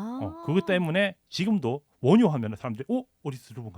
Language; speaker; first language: Korean; native; Korean